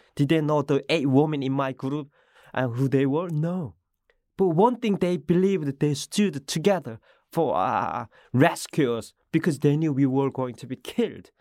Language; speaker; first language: English; non-native, learner; Korean